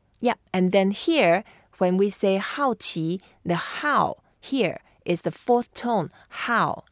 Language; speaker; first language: English; non-native, fluent; Chinese